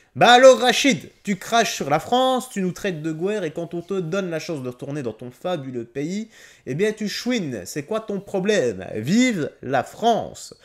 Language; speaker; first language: French; native; French